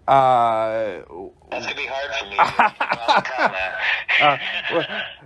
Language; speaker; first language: English; native; English